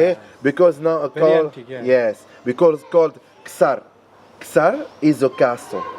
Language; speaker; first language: English; non-native, learner; Arabic